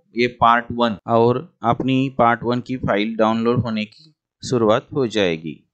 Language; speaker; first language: Hindi; non-native, local second language; Marathi